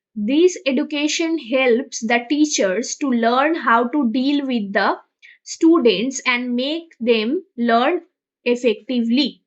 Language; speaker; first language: English; non-native, local second language; Bangla